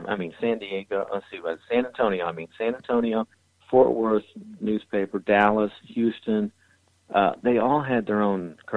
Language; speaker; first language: English; native; English